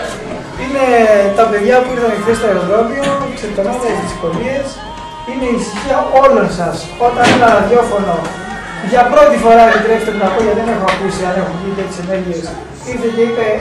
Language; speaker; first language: Greek; native; Greek